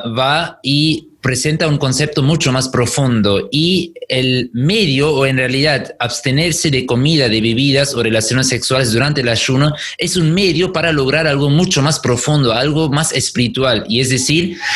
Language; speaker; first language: Spanish; non-native, fluent; German